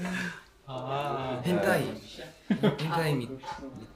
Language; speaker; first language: Japanese; non-native, learner; Korean